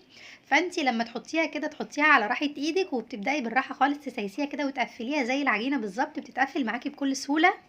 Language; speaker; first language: Arabic; native; Arabic